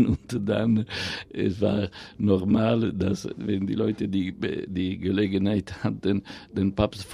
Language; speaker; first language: German; non-native, fluent; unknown